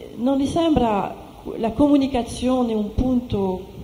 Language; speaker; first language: Italian; non-native, fluent; French